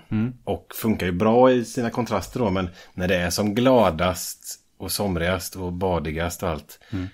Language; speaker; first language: Swedish; native; Swedish